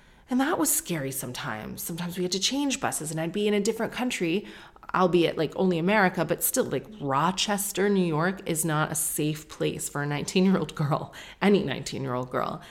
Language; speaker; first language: English; native; English